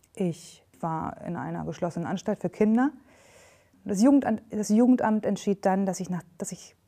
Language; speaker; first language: German; native; German